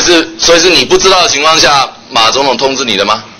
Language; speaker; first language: Chinese; native; Chinese